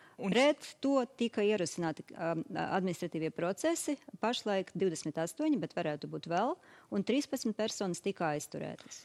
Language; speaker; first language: Latvian; native; Latvian